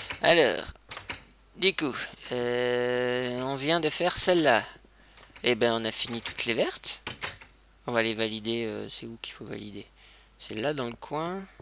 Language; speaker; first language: French; native; French